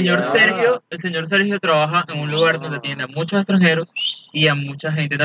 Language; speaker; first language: Spanish; native; Spanish